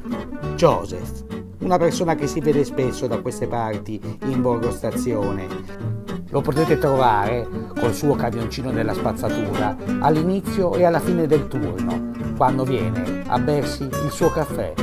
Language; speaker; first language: Italian; native; Italian